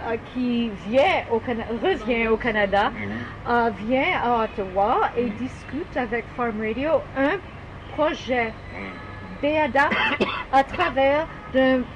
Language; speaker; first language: French; non-native, learner; English